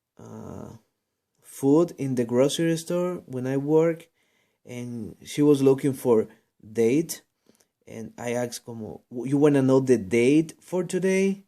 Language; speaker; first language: English; non-native, learner; Spanish